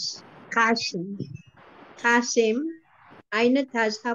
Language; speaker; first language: Arabic; non-native, learner; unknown